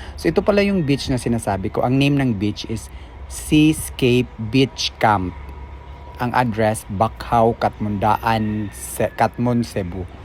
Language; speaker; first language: Filipino; non-native, local second language; Cebuano